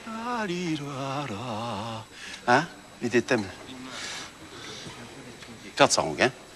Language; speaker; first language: German; non-native, learner; French